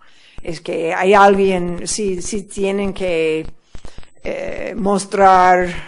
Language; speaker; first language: Spanish; non-native, fluent; English